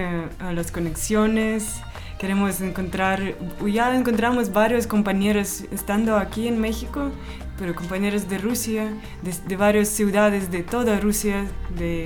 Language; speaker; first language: Spanish; non-native, fluent; Russian